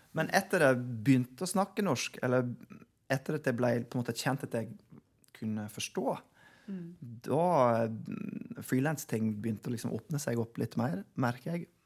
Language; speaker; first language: Norwegian; non-native, fluent; English